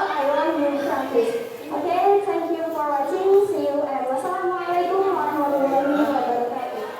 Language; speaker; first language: English; non-native, learner; Indonesian